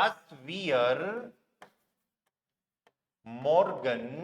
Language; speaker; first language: German; non-native, fluent; Hindi